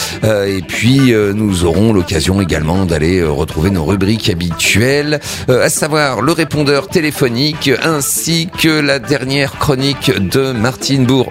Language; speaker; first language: French; native; French